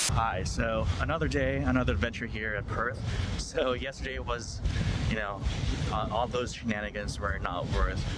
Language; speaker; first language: English; non-native, local second language; Cebuano